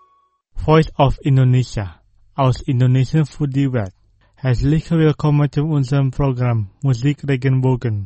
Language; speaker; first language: German; non-native, fluent; Indonesian